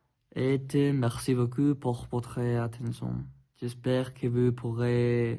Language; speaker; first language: French; non-native, learner; Spanish